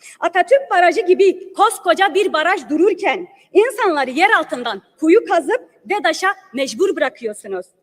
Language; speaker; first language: Turkish; non-native, local second language; Kurdish